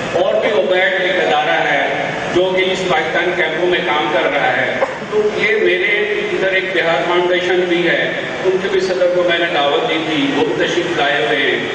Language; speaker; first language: Urdu; native; Urdu